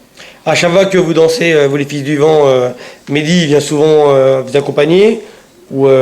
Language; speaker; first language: French; native; French